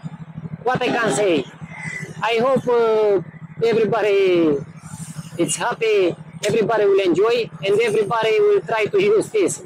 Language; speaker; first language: English; non-native, learner; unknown